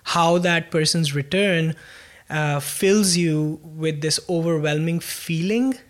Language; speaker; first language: English; non-native, local second language; Punjabi